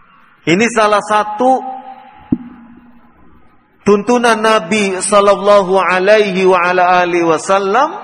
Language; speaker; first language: Indonesian; native; Indonesian